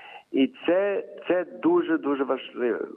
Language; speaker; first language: Ukrainian; early bilingual, heritage; Ukrainian